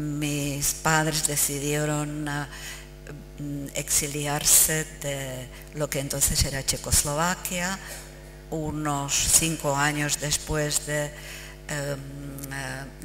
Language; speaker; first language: Spanish; non-native, fluent; Czech